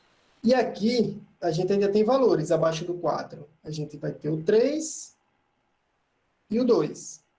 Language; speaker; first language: Portuguese; native; Portuguese